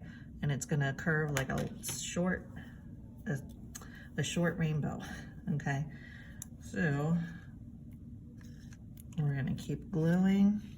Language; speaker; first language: English; native; English